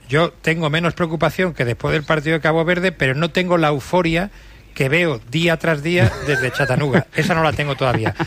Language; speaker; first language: Spanish; native; Spanish